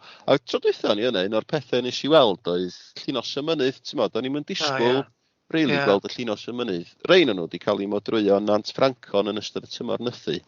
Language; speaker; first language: Welsh; native; Welsh